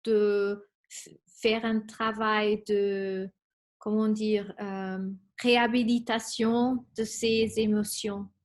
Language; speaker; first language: French; non-native, fluent; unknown